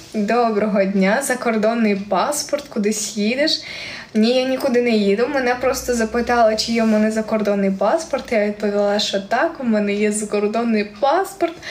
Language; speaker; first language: Ukrainian; native; Ukrainian